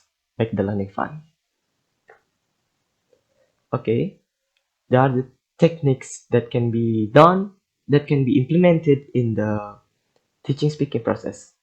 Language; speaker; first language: English; non-native, learner; Indonesian